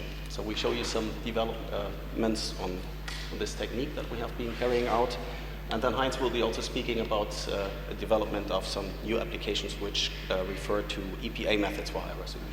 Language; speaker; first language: English; non-native, fluent; German